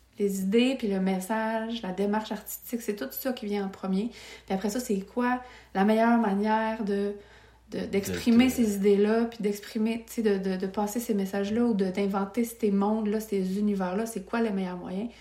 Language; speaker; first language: French; native; French